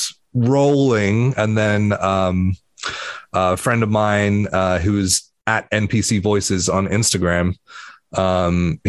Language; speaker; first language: English; native; English